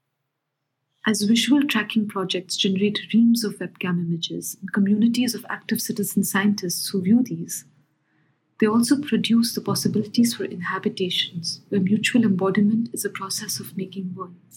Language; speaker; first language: English; non-native, local second language; Hindi